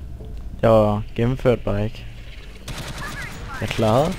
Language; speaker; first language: Danish; native; Danish